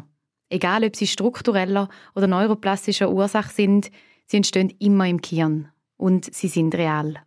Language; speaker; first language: German; native; German